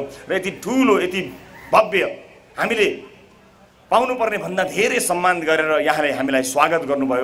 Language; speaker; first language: Nepali; native; Nepali